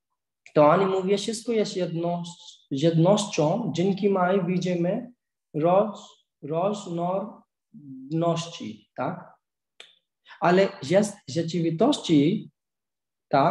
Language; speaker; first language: Polish; non-native, learner; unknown